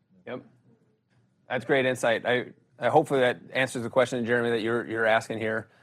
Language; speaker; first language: English; native; English